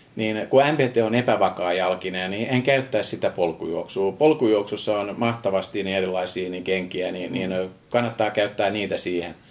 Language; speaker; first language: Finnish; non-native, fluent; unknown